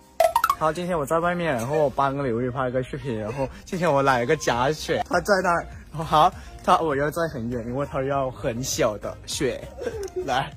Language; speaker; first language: Chinese; non-native, learner; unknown